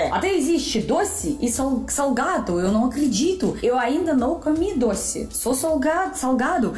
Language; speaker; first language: Portuguese; non-native, fluent; Russian